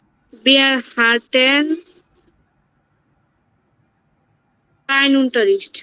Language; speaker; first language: German; non-native, learner; Bangla